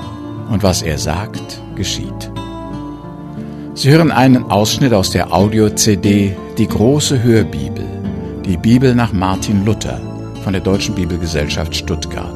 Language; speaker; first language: German; native; German